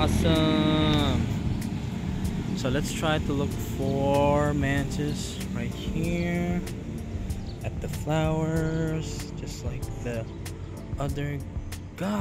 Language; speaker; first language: English; non-native, local second language; Filipino